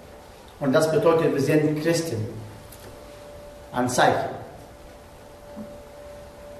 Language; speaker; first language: German; non-native, learner; Arabic